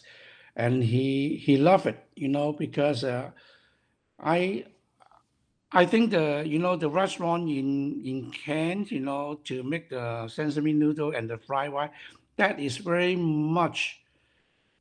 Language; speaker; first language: English; non-native, local second language; Cantonese